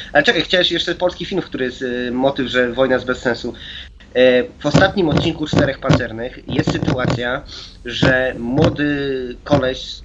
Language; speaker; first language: Polish; native; Polish